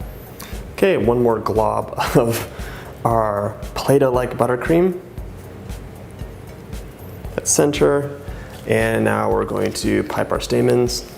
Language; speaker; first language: English; native; English